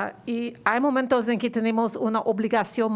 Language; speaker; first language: Spanish; non-native, learner; English